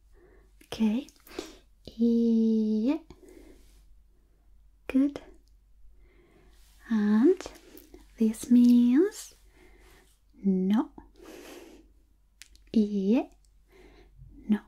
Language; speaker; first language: English; non-native, fluent; Spanish